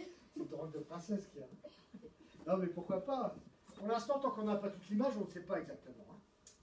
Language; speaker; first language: French; native; French